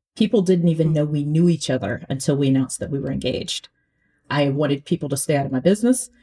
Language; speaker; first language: English; early bilingual, other home language; Akan